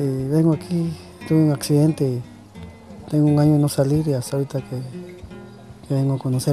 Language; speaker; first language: Spanish; native; Spanish